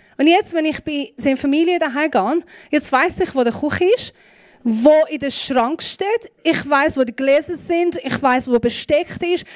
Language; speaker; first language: German; non-native, fluent; Persian